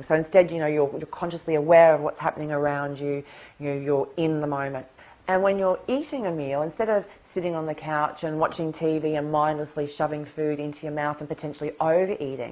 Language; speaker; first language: English; native; English